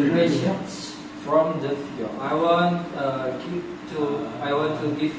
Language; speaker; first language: English; non-native, learner; Indonesian